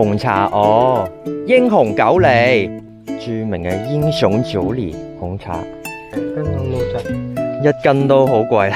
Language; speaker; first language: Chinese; non-native, local second language; Cantonese